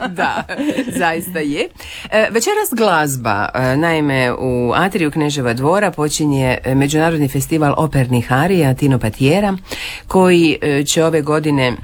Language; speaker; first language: Serbian; native; Serbian